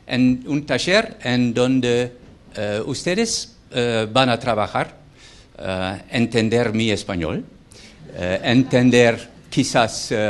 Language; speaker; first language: Spanish; non-native, fluent; Dutch